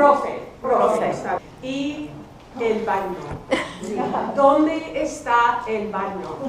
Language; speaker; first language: Spanish; non-native, fluent; English